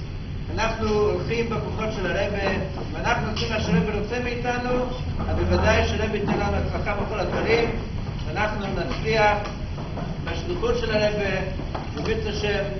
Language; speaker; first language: Hebrew; non-native, fluent; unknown